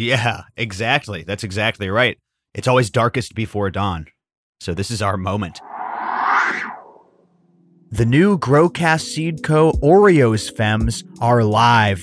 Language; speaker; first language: English; native; English